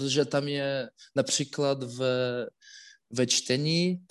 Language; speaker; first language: Czech; non-native, learner; Russian